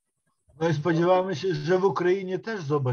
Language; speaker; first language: Polish; non-native, fluent; Ukrainian